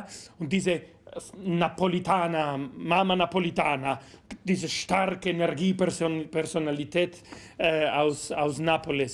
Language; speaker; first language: German; non-native, fluent; Spanish